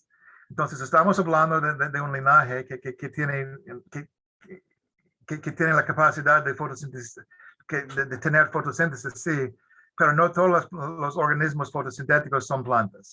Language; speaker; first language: Spanish; non-native, fluent; English